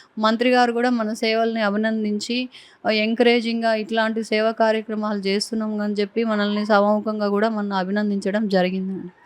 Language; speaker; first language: Telugu; native; Telugu